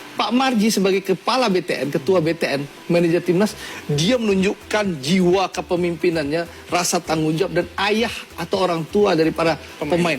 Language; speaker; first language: Indonesian; native; Indonesian